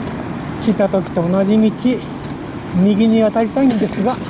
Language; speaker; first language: Japanese; native; Japanese